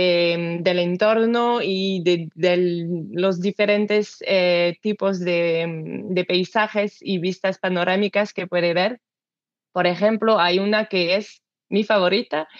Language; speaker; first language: Spanish; non-native, learner; French